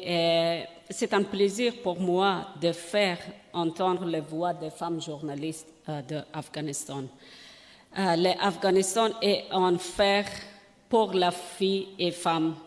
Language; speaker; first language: French; non-native, learner; Persian